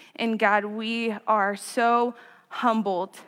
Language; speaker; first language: English; native; English